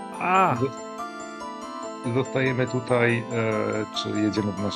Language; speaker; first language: Polish; native; Polish